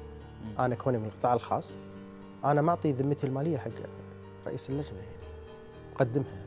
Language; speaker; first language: Arabic; native; Arabic